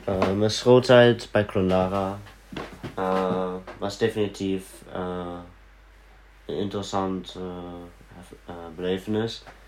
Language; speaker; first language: Dutch; early bilingual, heritage; Dutch